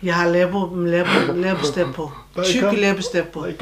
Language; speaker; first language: Danish; non-native, learner; Turkish